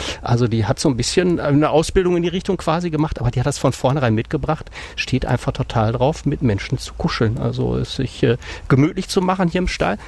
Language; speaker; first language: German; native; German